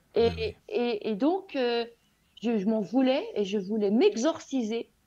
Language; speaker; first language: French; native; French